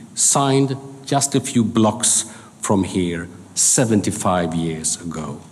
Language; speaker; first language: English; non-native, fluent; Swedish